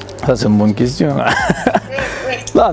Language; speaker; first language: French; non-native, fluent; Portuguese